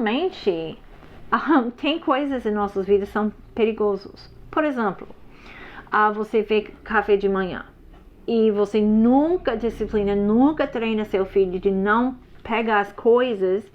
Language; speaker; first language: Portuguese; non-native, fluent; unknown